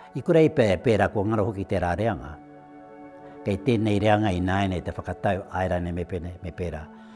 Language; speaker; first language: Māori; native; Māori